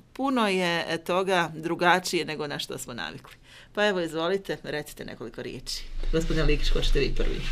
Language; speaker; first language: Croatian; native; Croatian